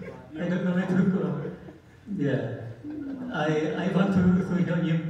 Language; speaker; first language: English; non-native, learner; Thai